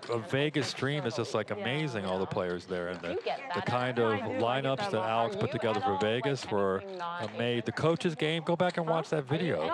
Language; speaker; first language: English; native; English